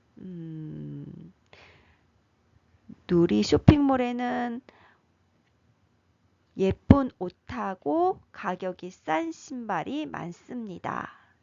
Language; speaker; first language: Korean; native; Korean